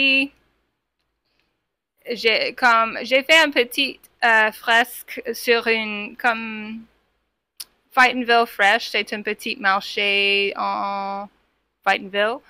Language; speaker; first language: French; non-native, fluent; English